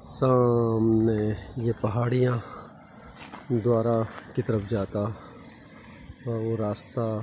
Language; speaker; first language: Hindi; native; Hindi